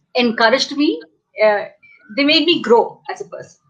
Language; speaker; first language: English; non-native, local second language; Hindi